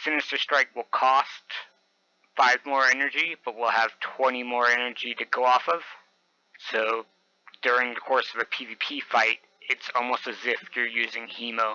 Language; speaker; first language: English; native; English